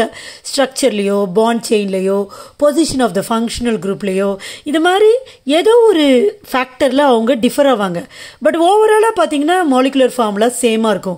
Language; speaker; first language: Tamil; native; Tamil